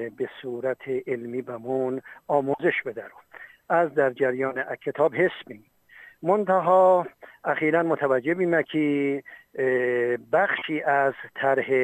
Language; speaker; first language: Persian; non-native, local second language; Talysh